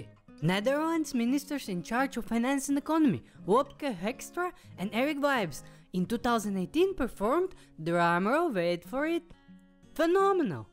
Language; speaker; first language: English; non-native, fluent; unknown